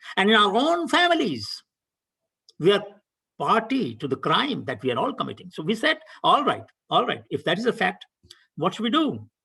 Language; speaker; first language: English; non-native, local second language; Hindi